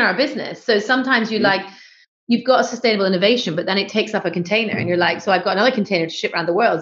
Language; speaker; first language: English; native; English